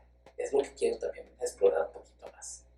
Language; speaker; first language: Spanish; native; Spanish